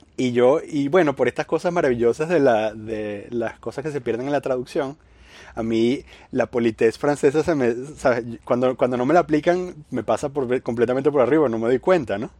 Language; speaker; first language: Spanish; native; Spanish